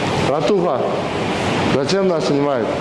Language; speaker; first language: Russian; non-native, local second language; Kyrgyz